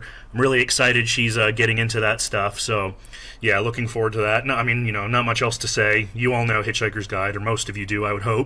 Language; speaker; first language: English; native; English